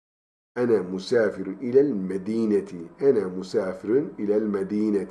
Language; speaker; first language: Arabic; non-native, fluent; Turkish